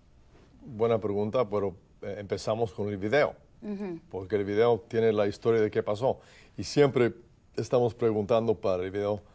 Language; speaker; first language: Spanish; non-native, fluent; English